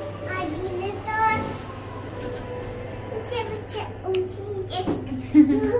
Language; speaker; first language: Russian; early bilingual, other home language; Tajik